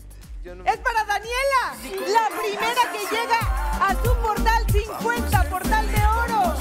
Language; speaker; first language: Spanish; native; Spanish